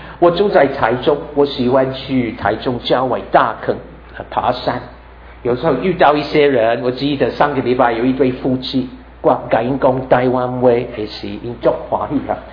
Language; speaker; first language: Chinese; non-native, fluent; English